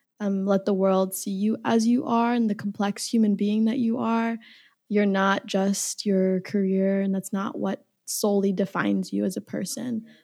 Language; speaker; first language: English; early bilingual, other home language; Somali